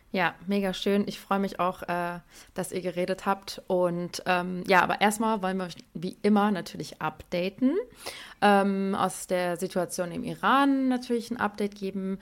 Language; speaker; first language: German; early bilingual, other home language; Persian